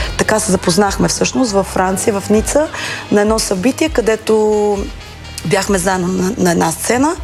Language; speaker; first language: Bulgarian; native; Bulgarian